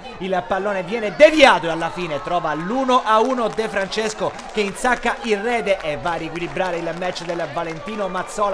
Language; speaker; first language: Italian; native; Italian